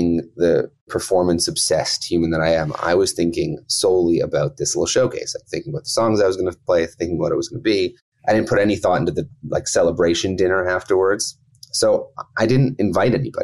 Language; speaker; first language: English; native; English